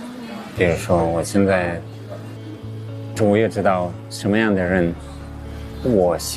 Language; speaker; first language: Chinese; non-native, fluent; English